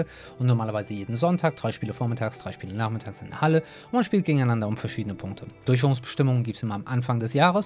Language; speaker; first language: German; native; German